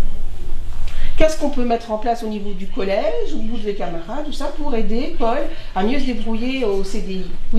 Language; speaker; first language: French; native; French